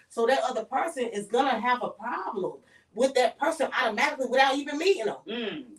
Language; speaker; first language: English; native; English